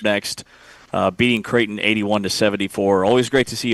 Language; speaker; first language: English; native; English